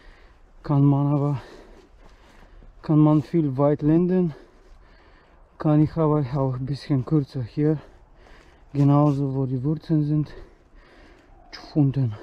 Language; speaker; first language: German; non-native, learner; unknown